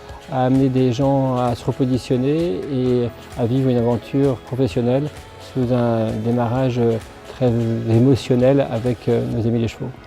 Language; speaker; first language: French; native; French